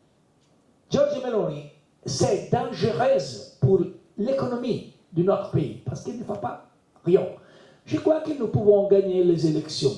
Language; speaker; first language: French; non-native, learner; Italian